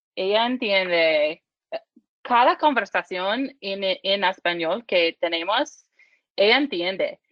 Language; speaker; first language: Spanish; non-native, learner; English